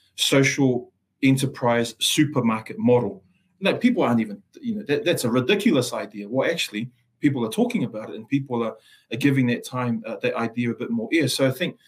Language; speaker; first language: English; non-native, local second language; Samoan